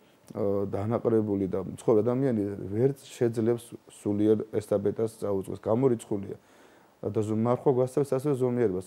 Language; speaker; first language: Georgian; native; Georgian